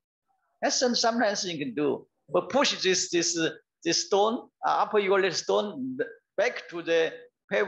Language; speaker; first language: English; non-native, learner; Chinese